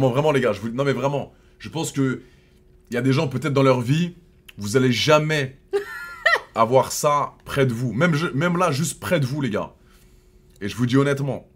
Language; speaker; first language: French; native; French